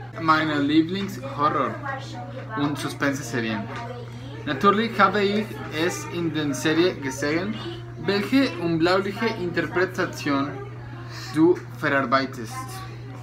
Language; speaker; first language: German; non-native, learner; Spanish